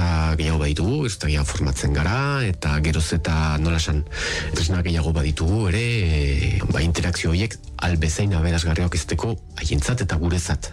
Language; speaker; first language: Basque; native; Basque